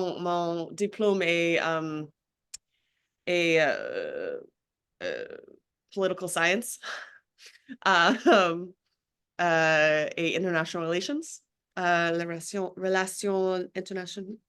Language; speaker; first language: French; non-native, learner; English